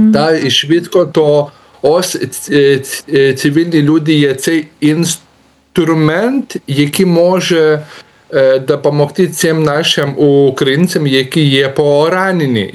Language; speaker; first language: Ukrainian; non-native, learner; Lithuanian